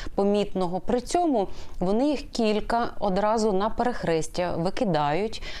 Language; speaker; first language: Ukrainian; native; Ukrainian